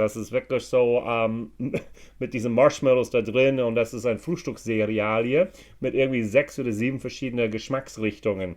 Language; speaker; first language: German; non-native, fluent; English